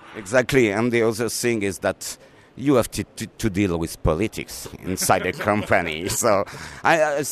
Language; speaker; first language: English; non-native, learner; French